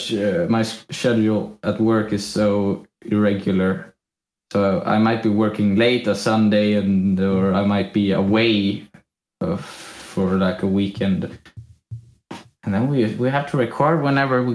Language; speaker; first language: English; non-native, fluent; Swedish